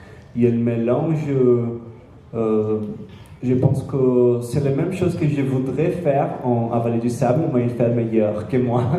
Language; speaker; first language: French; non-native, learner; Portuguese